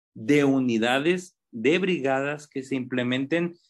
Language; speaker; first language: Spanish; native; Spanish